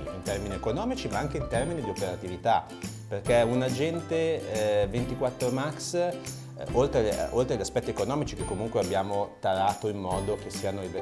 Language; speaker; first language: Italian; native; Italian